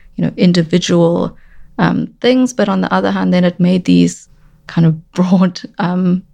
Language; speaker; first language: English; native; English